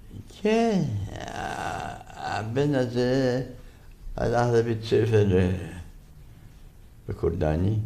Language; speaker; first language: Hebrew; non-native, fluent; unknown